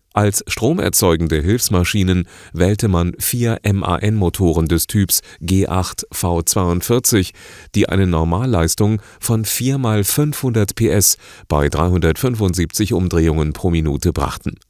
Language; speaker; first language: German; native; German